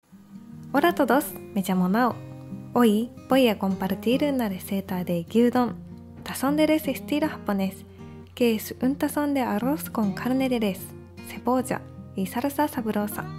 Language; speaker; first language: Spanish; non-native, fluent; Japanese